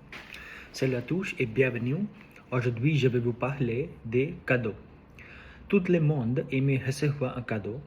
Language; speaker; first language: French; non-native, learner; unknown